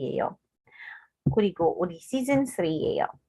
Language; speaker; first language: Korean; non-native, learner; English